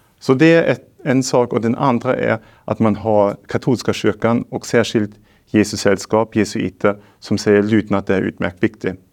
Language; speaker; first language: Swedish; non-native, fluent; German